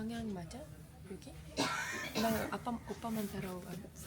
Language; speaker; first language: Korean; non-native, learner; Russian